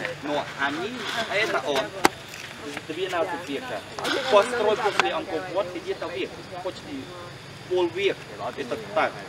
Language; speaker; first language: Russian; non-native, learner; Khmer